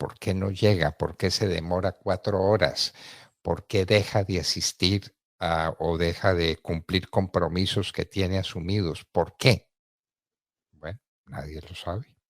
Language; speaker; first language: Spanish; native; Spanish